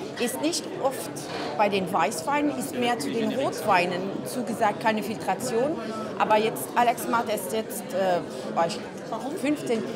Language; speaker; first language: German; non-native, fluent; French